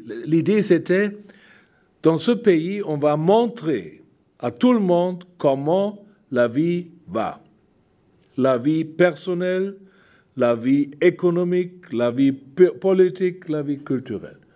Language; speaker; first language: French; non-native, fluent; German